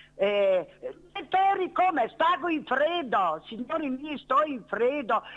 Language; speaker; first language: Italian; non-native, fluent; Bosnian